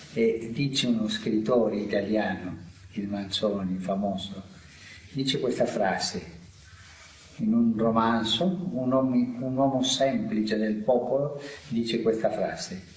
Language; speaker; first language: Italian; early bilingual, heritage; Italian